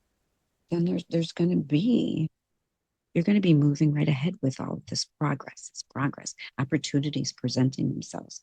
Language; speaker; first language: English; native; English